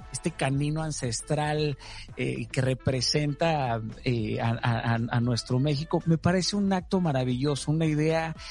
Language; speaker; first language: Spanish; native; Spanish